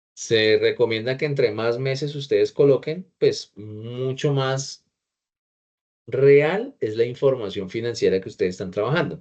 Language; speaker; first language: Spanish; native; Spanish